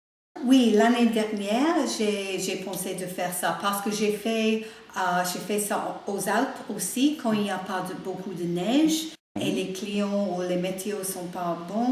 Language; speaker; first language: French; non-native, learner; English